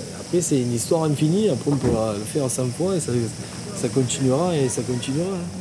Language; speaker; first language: French; native; French